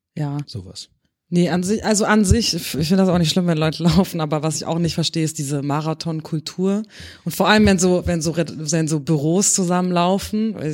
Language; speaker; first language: German; early bilingual, other home language; Turkish